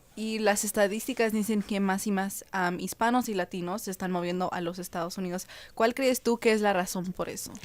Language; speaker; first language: Spanish; early bilingual, heritage; Spanish